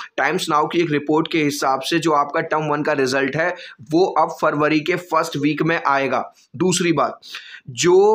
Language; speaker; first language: Hindi; native; Hindi